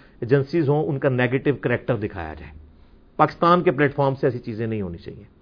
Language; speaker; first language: Urdu; non-native, local second language; Punjabi